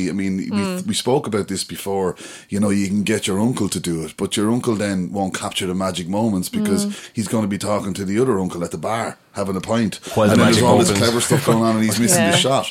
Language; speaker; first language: English; native; English